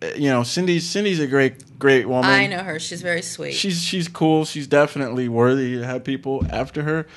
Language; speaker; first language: English; native; English